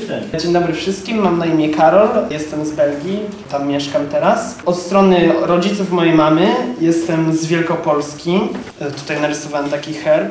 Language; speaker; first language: Polish; early bilingual, heritage; Polish